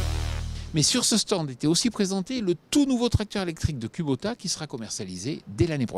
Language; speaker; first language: French; native; French